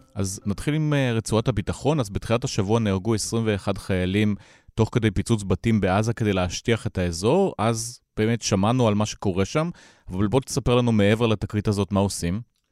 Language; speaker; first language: Hebrew; native; Hebrew